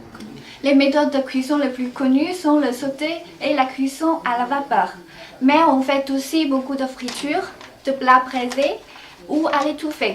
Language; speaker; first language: French; non-native, learner; Chinese